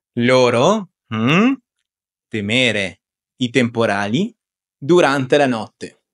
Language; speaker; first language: Italian; non-native, fluent; Spanish